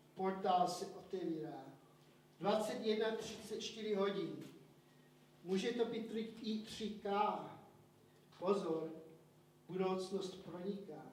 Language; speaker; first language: Czech; early bilingual, heritage; Czech